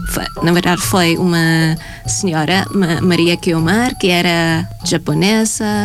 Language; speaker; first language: Portuguese; non-native, fluent; Thai